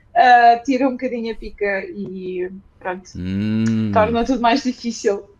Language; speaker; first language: Portuguese; early bilingual, other home language; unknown